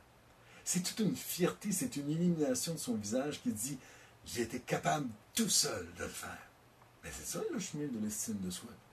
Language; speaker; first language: French; native; French